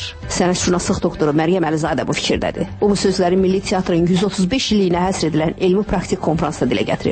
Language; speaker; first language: Azerbaijani; native; Azerbaijani